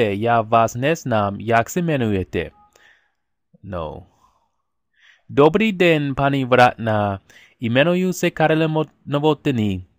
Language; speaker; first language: Czech; non-native, learner; English